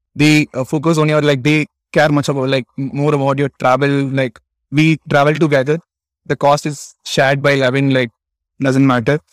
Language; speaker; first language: English; non-native, local second language; Tamil